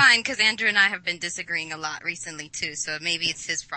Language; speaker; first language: English; native; English